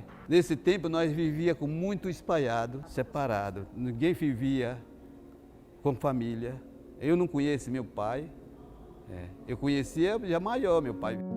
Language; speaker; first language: Portuguese; non-native, local second language; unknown